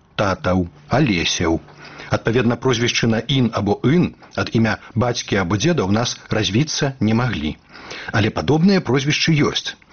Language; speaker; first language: Belarusian; native; Belarusian